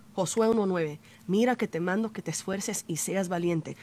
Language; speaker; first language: Spanish; early bilingual, heritage; Spanish